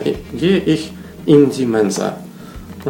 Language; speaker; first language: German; non-native, learner; Russian